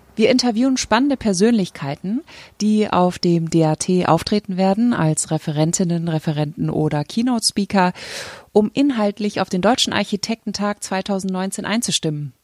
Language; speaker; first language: German; native; German